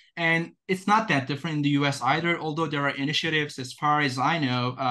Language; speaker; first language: English; non-native, fluent; Turkish